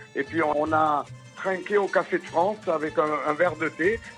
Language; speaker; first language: French; native; French